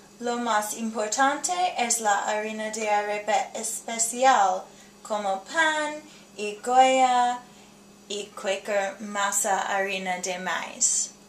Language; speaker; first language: Spanish; non-native, learner; English